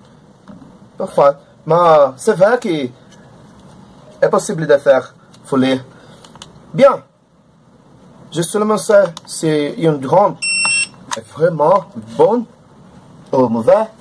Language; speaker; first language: French; non-native, learner; Portuguese